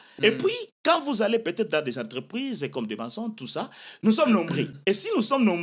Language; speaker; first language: French; non-native, local second language; Lingala